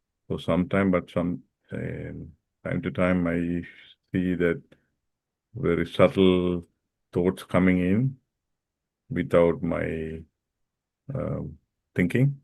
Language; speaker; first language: English; non-native, fluent; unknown